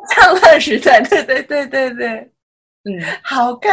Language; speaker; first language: Chinese; non-native, learner; Japanese